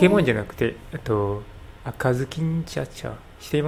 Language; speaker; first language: Japanese; non-native, learner; English